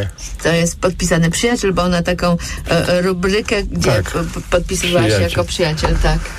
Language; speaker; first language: Polish; native; Polish